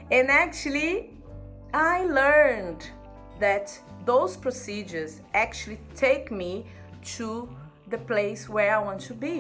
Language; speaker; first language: English; non-native, fluent; Portuguese